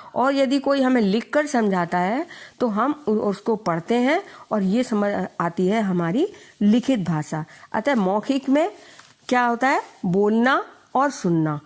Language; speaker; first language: Hindi; native; Hindi